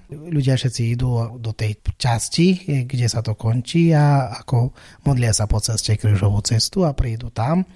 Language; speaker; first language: Slovak; non-native, fluent; Malayalam